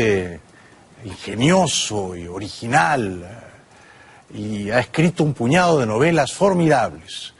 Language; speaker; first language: Spanish; native; Spanish